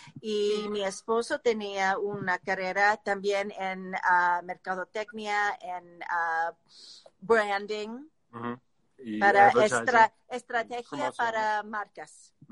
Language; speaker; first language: Spanish; non-native, learner; English